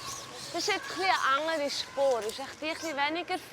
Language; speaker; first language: German; native; German